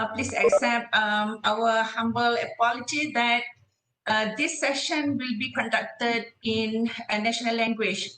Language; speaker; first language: English; non-native, local second language; Malay